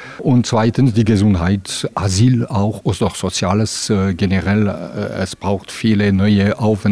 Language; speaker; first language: German; non-native, local second language; French